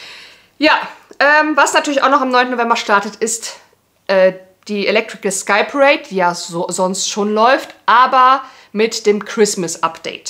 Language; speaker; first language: German; native; German